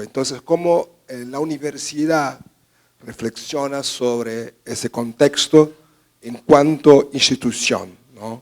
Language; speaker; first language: Spanish; non-native, fluent; Portuguese